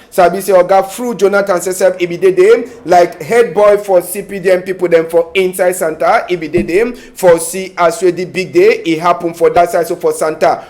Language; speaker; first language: Nigerian Pidgin; native; Nigerian Pidgin